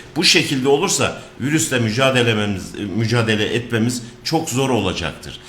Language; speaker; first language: Turkish; native; Turkish